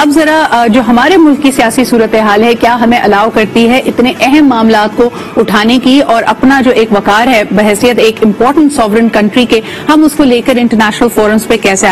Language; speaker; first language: Urdu; native; Urdu